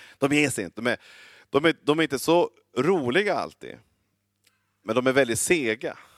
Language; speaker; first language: Swedish; native; Swedish